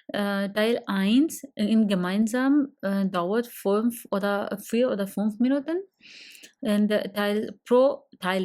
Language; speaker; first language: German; non-native, learner; Urdu